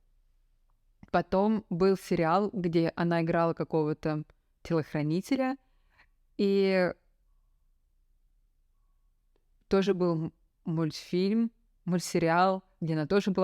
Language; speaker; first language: Russian; native; Russian